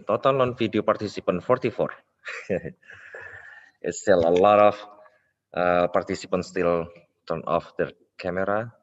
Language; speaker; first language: English; non-native, local second language; Indonesian